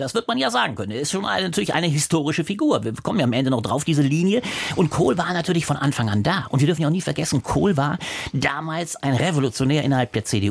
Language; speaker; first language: German; native; German